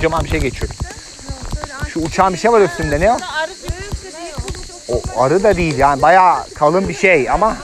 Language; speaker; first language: Turkish; native; Turkish